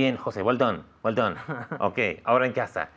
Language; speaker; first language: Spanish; non-native, fluent; English